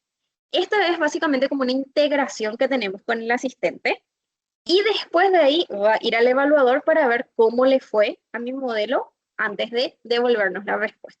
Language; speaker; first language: Spanish; native; Spanish